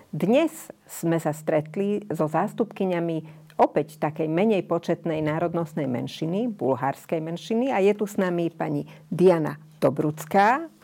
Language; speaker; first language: Slovak; native; Slovak